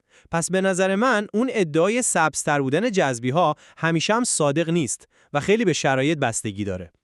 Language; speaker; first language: Persian; native; Persian